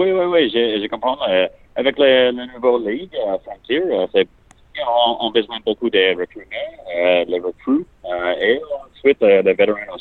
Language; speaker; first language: French; non-native, learner; English